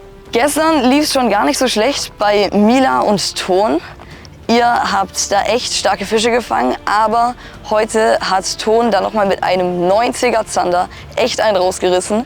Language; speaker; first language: German; native; German